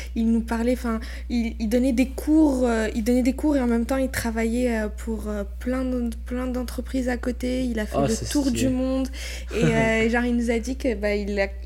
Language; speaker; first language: French; non-native, local second language; Arabic